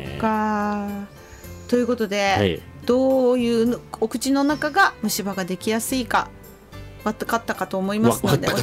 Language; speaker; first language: Japanese; native; Japanese